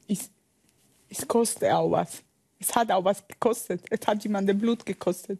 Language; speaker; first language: German; non-native, learner; Spanish